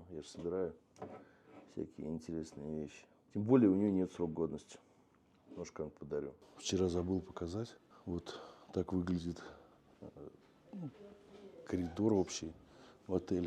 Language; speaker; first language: Russian; native; Russian